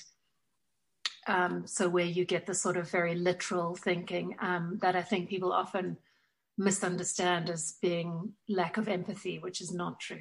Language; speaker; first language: English; native; English